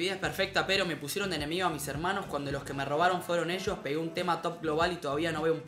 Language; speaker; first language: Spanish; native; Spanish